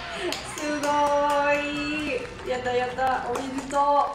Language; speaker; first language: Japanese; non-native, learner; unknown